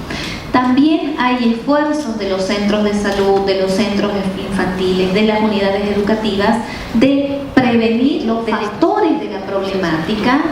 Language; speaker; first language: Spanish; native; Spanish